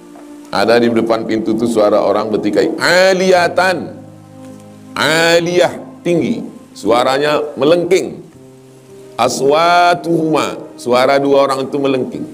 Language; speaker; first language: Malay; native; Malay